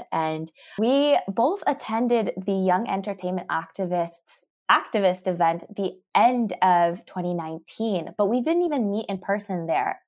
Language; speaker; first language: English; early bilingual, other home language; Japanese